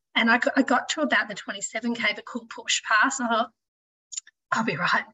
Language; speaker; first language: English; native; English